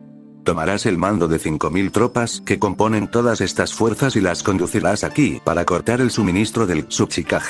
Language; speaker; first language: Spanish; native; Spanish